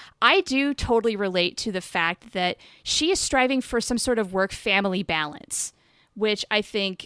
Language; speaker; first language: English; native; English